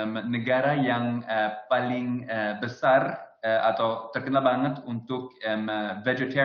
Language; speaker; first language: Indonesian; non-native, fluent; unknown